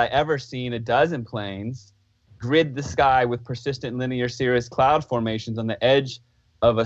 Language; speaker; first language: English; native; English